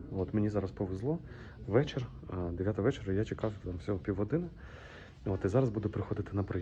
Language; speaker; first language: Ukrainian; native; Ukrainian